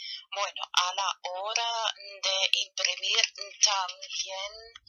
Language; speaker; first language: Spanish; non-native, learner; German